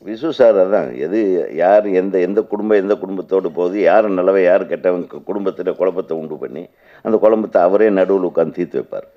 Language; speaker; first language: Tamil; native; Tamil